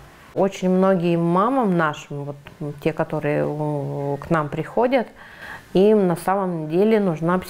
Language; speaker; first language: Russian; native; Russian